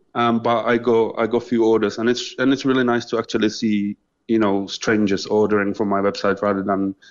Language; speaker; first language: English; non-native, fluent; Czech